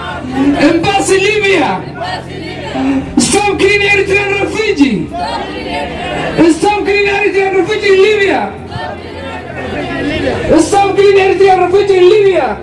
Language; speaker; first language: English; non-native, learner; Tigrinya